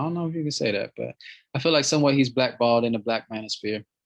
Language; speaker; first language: English; native; English